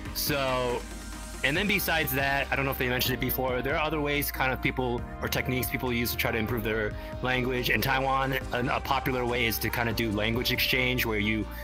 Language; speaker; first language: English; native; English